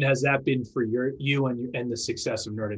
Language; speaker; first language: English; native; English